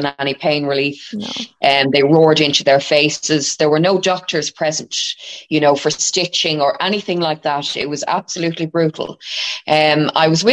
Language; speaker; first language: English; native; English